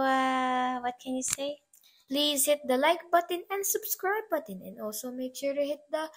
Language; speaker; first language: English; non-native, local second language; Filipino